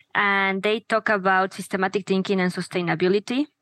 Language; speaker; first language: English; non-native, fluent; Spanish